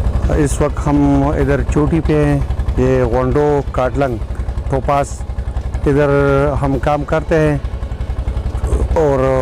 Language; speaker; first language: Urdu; non-native, local second language; Pashto